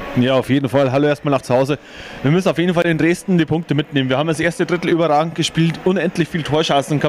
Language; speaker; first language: German; native; German